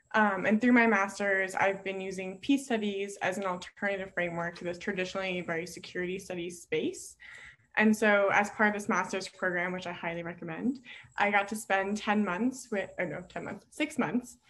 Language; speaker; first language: English; native; English